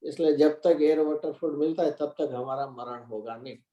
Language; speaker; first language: Hindi; non-native, local second language; Gujarati